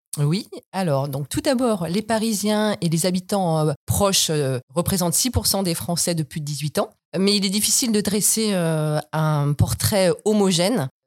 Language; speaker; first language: French; native; French